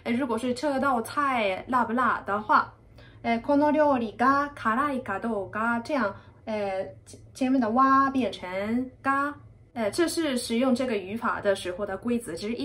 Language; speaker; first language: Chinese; non-native, fluent; Japanese